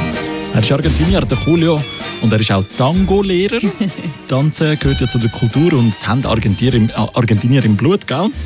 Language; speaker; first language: German; native; German